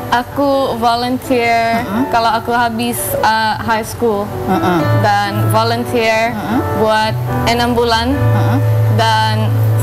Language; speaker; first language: Indonesian; non-native, learner; English